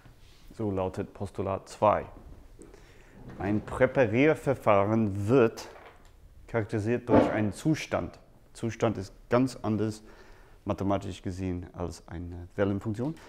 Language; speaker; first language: German; non-native, fluent; English